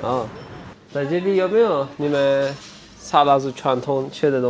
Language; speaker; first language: Chinese; non-native, fluent; Turkish